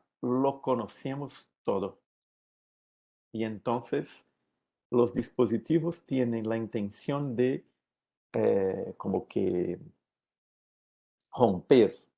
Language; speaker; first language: Spanish; non-native, learner; Portuguese